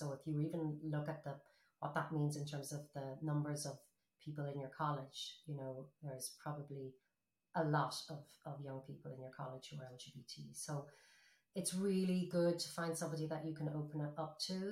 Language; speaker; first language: English; native; English